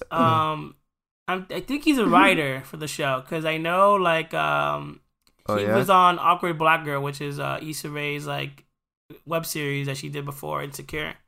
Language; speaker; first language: English; early bilingual, other home language; Spanish